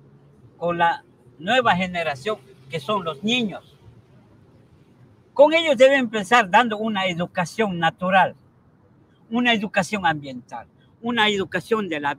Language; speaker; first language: Spanish; non-native, local second language; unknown